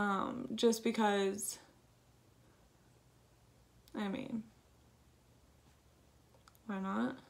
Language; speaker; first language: English; native; English